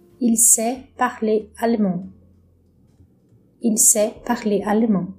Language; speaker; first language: French; non-native, fluent; Portuguese